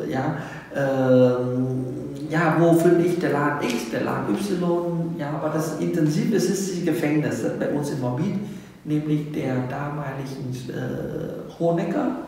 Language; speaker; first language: German; non-native, fluent; Vietnamese